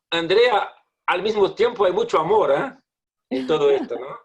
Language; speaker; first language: Spanish; non-native, fluent; Portuguese